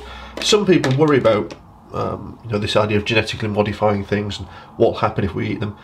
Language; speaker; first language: English; native; English